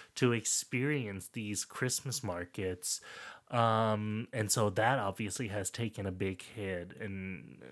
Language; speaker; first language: English; non-native, fluent; German